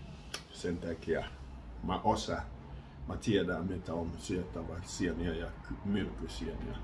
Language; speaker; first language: Finnish; non-native, learner; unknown